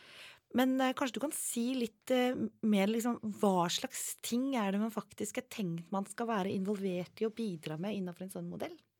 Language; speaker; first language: Norwegian; native; Norwegian